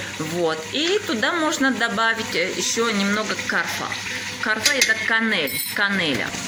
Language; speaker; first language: Russian; non-native, local second language; Kazakh